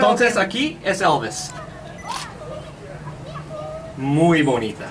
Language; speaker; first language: Spanish; non-native, learner; English